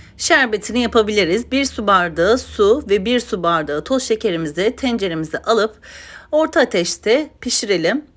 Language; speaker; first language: Turkish; native; Turkish